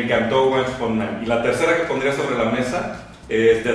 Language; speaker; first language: Spanish; native; Spanish